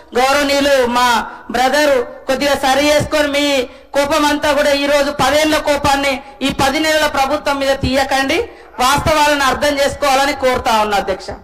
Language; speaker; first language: Telugu; native; Telugu